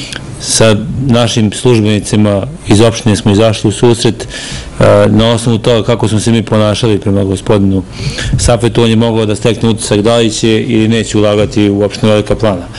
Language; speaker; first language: Serbian; native; Serbian